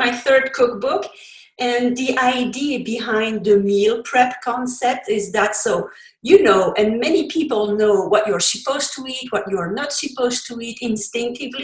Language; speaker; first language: English; non-native, fluent; French